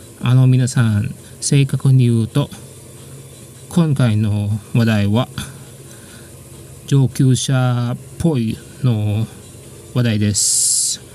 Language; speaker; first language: Japanese; non-native, fluent; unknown